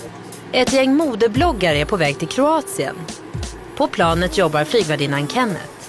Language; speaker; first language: Swedish; native; Swedish